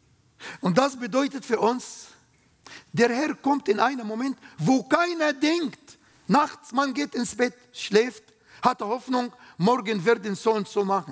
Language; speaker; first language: German; non-native, learner; Arabic